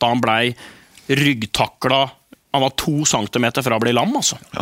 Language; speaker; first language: Norwegian; native; Norwegian